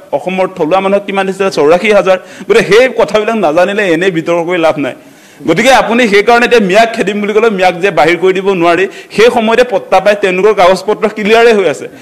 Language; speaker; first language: Assamese; non-native, local second language; Mising